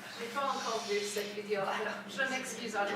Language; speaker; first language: French; non-native, fluent; English